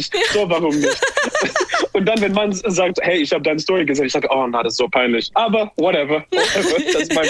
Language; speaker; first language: German; non-native, learner; English